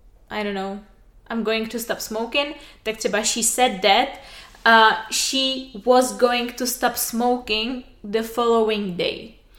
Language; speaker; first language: English; non-native, fluent; Czech